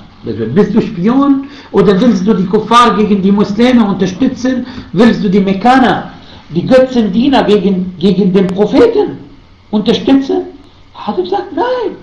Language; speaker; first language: German; non-native, fluent; Arabic